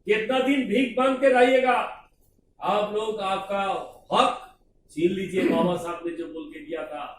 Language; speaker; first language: Hindi; non-native, local second language; Bangla